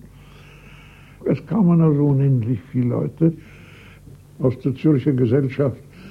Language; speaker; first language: German; native; German